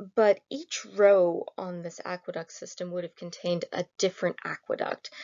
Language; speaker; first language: English; native; English